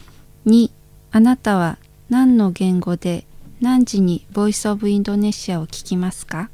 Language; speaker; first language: Japanese; non-native, fluent; Indonesian